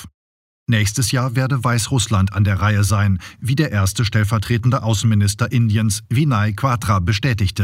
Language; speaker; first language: German; native; German